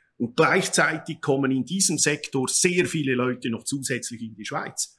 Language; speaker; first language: German; native; German